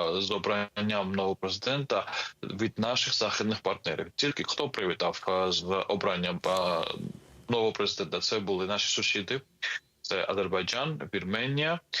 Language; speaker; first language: Ukrainian; non-native, fluent; Georgian